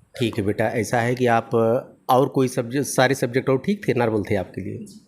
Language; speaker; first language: Hindi; native; Hindi